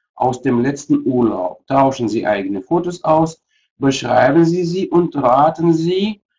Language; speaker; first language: German; non-native, fluent; Russian